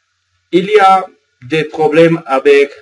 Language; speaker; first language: French; non-native, learner; Spanish